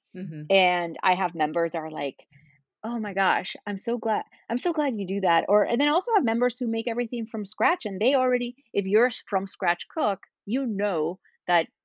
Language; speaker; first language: English; non-native, fluent; Spanish